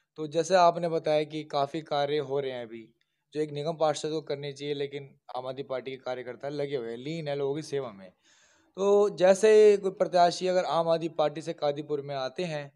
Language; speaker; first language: Hindi; native; Hindi